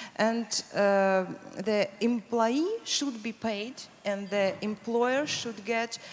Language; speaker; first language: English; non-native, fluent; Russian